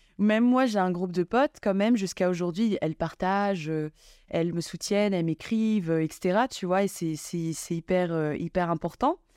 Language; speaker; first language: French; non-native, local second language; Malagasy